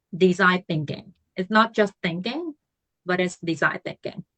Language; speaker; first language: English; non-native, fluent; Vietnamese